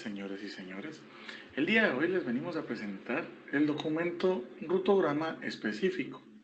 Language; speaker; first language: Spanish; native; Spanish